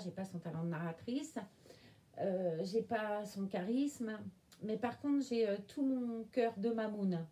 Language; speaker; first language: French; native; French